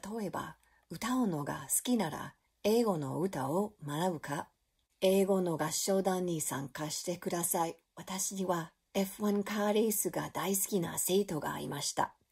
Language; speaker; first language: Japanese; non-native, learner; English